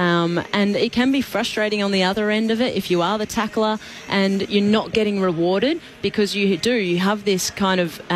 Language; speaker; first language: English; native; English